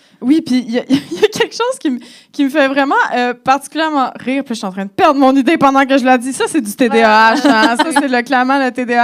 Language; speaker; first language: French; native; French